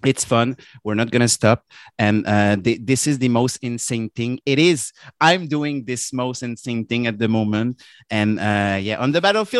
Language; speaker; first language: English; non-native, fluent; French